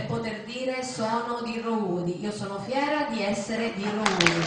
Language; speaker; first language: Italian; native; Italian